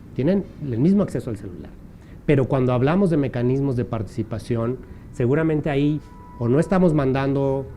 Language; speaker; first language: Spanish; native; Spanish